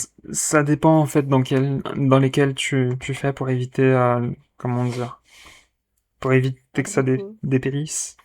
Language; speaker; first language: French; native; French